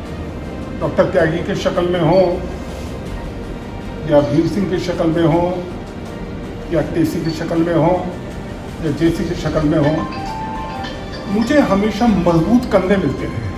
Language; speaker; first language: Hindi; native; Hindi